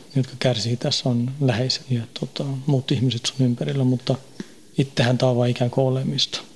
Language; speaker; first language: Finnish; early bilingual, heritage; Finnish